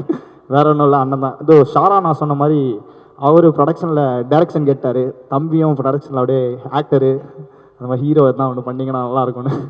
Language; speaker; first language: Tamil; native; Tamil